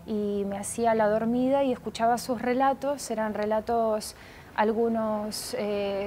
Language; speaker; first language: Spanish; early bilingual, other home language; Russian